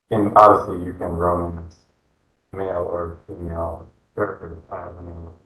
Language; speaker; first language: English; native; English